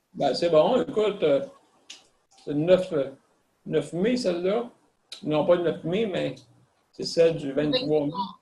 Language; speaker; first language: French; native; French